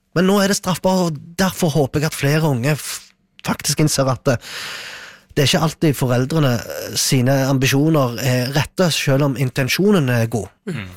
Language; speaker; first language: Norwegian; early bilingual, other home language; Arabic